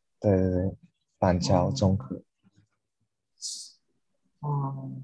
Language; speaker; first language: Chinese; non-native, fluent; Japanese